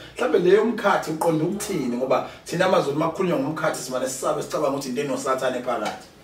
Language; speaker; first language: Zulu; native; Zulu